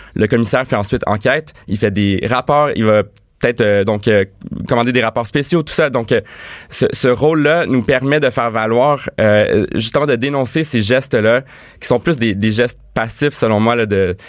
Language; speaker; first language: French; native; French